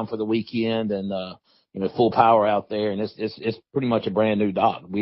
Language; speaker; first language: English; native; English